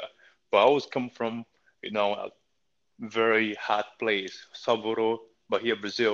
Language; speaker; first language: English; non-native, fluent; Portuguese